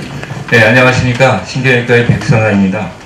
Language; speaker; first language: Korean; native; Korean